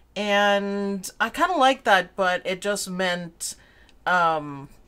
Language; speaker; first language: English; native; English